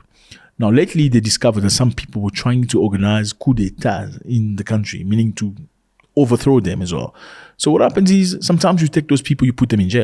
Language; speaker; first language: English; non-native, fluent; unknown